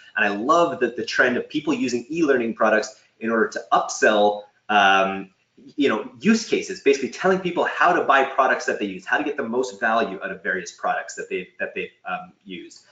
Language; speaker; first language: English; native; English